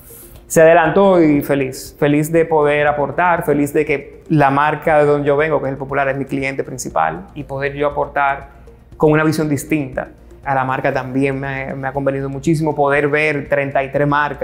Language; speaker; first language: Spanish; native; Spanish